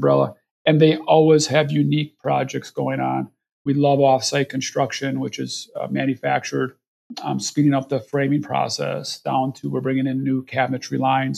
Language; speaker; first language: English; native; English